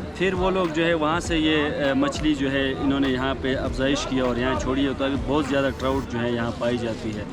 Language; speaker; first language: Urdu; non-native, local second language; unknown